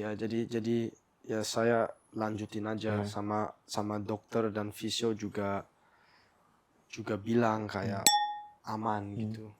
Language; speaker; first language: Indonesian; early bilingual, heritage; English